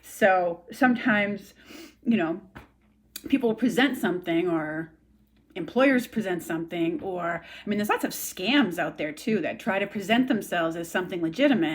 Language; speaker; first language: English; native; English